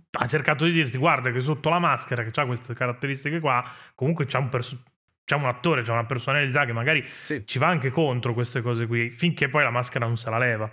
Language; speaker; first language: Italian; native; Italian